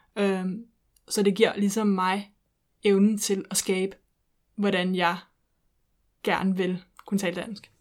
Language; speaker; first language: Danish; early bilingual, heritage; Danish